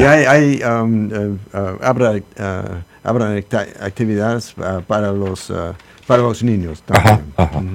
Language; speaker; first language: Spanish; non-native, learner; English